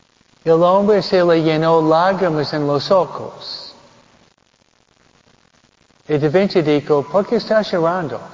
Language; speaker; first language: Spanish; early bilingual, heritage; Spanish